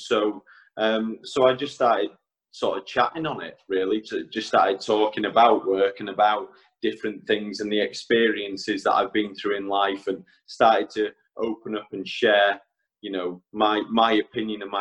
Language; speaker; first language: English; native; English